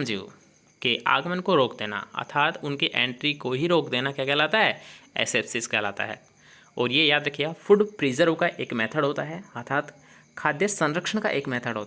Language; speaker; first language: Hindi; native; Hindi